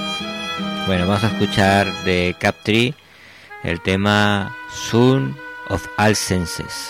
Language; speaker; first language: Spanish; native; Spanish